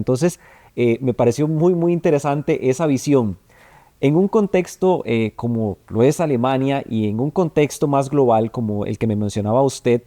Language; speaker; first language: Spanish; native; Spanish